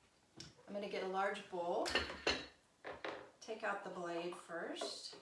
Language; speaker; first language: English; native; English